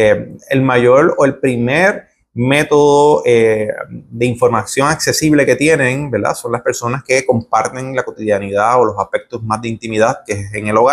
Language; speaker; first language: Spanish; native; Spanish